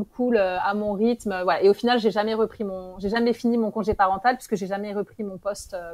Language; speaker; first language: French; native; French